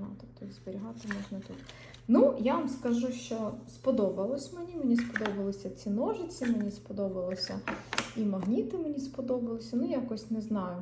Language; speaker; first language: Ukrainian; non-native, local second language; Russian